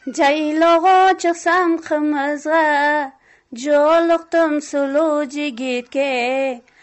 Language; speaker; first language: Kyrgyz; non-native, local second language; Tajik